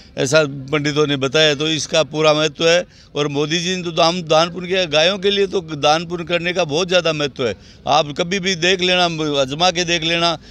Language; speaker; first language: Hindi; native; Hindi